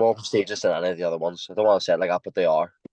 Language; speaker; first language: English; native; English